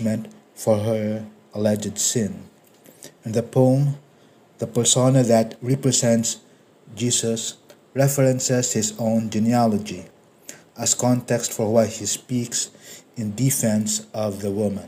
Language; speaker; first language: English; non-native, local second language; Filipino